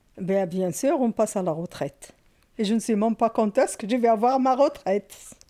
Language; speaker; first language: French; non-native, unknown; Arabic